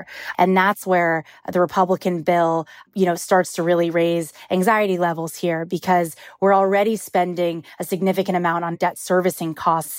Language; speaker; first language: English; native; English